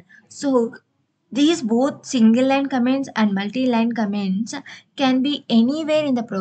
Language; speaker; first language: English; non-native, local second language; Telugu